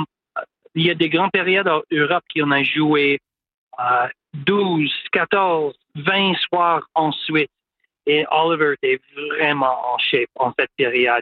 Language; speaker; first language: French; non-native, local second language; English